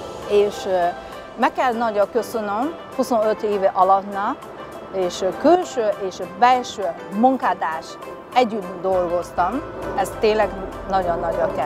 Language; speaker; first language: Hungarian; non-native, learner; Chinese